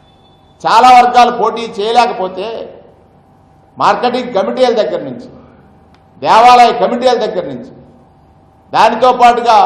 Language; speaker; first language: Telugu; native; Telugu